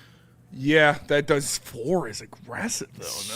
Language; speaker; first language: English; native; English